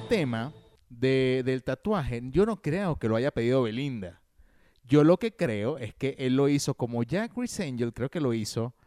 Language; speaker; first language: Spanish; native; Spanish